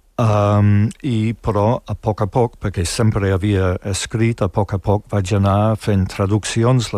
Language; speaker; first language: Catalan; non-native, fluent; English